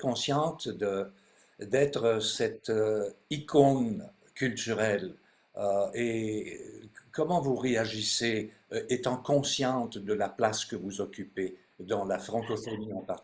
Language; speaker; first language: French; native; French